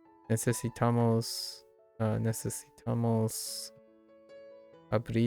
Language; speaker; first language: Spanish; non-native, learner; English